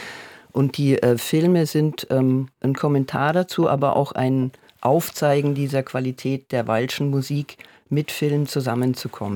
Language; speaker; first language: German; native; German